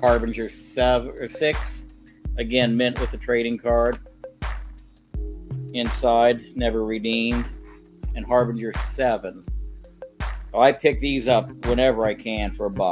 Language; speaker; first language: English; native; English